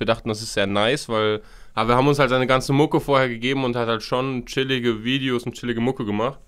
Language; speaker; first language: German; native; German